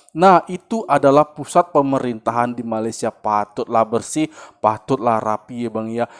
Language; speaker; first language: Indonesian; native; Indonesian